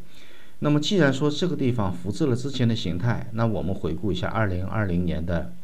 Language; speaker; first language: Chinese; native; Chinese